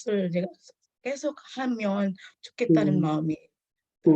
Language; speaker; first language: Korean; non-native, fluent; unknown